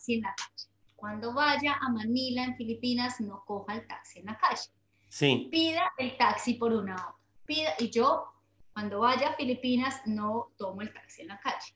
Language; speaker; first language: Spanish; native; Spanish